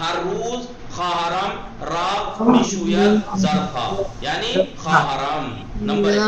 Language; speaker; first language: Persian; non-native, fluent; Urdu